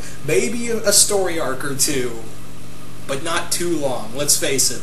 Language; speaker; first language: English; native; English